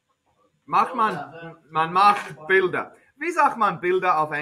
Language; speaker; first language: German; non-native, fluent; English